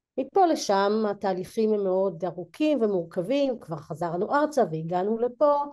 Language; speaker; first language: Hebrew; native; Hebrew